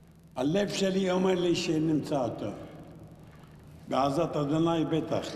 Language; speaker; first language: Hebrew; non-native, local second language; Arabic